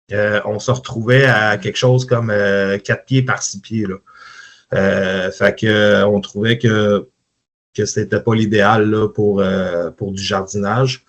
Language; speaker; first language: French; native; French